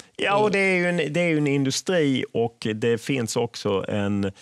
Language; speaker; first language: Swedish; native; Swedish